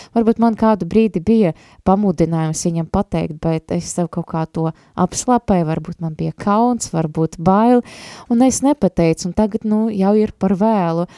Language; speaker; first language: Latvian; non-native, local second language; Russian